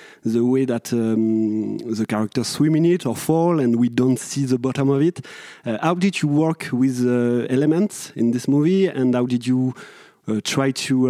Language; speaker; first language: English; non-native, fluent; French